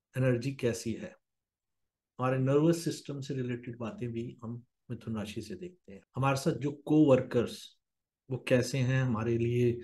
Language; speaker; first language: Hindi; native; Hindi